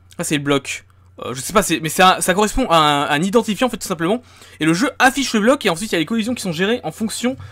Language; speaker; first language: French; native; French